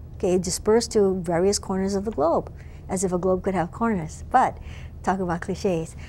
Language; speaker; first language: English; native; English